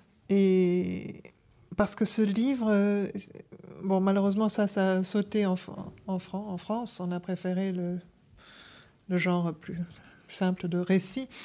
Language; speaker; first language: French; non-native, fluent; German